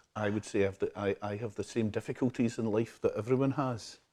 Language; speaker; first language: English; native; English